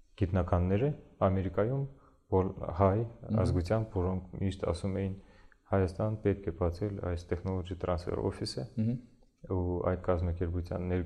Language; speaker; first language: Armenian; early bilingual, heritage; Armenian